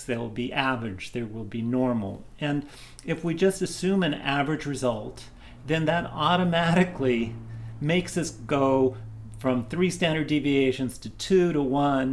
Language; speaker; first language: English; native; English